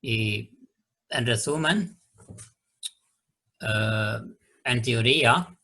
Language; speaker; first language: Spanish; non-native, learner; Swedish